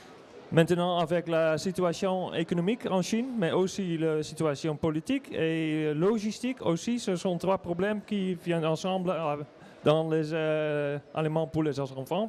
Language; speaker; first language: French; non-native, learner; Dutch